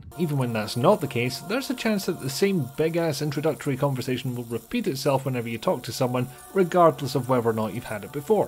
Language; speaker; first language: English; native; English